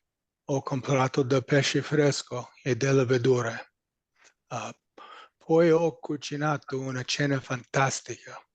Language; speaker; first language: Italian; non-native, learner; English